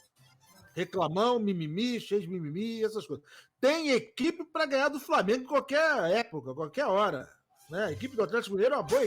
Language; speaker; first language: Portuguese; native; Portuguese